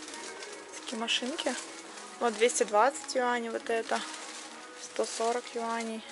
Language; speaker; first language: Russian; native; Russian